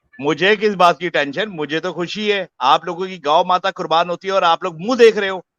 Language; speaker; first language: Urdu; native; Urdu